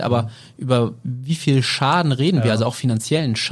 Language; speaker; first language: German; native; German